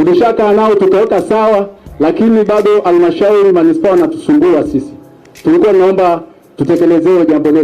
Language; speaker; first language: Swahili; native; Swahili